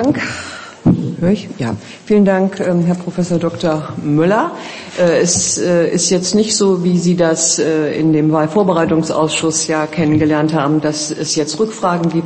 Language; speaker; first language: German; native; German